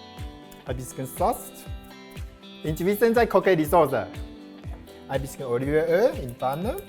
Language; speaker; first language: German; non-native, learner; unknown